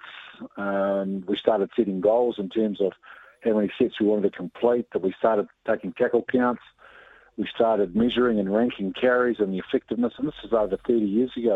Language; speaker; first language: English; native; English